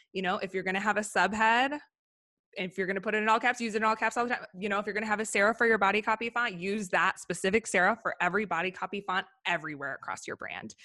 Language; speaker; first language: English; native; English